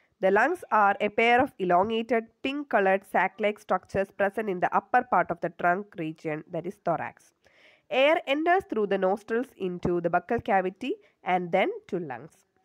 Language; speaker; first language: English; non-native, local second language; Malayalam